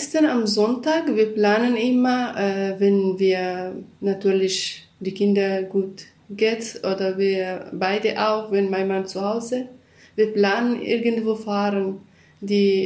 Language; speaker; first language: German; non-native, learner; Kurdish